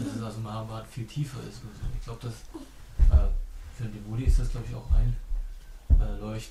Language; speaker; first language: German; native; German